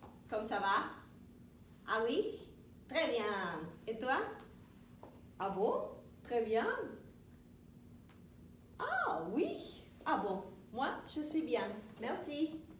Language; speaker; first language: French; non-native, fluent; Spanish